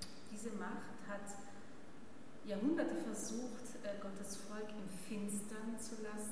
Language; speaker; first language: German; non-native, fluent; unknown